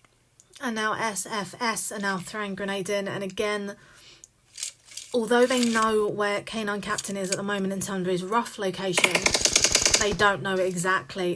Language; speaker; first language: English; native; English